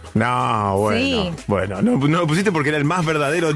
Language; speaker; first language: Spanish; native; Spanish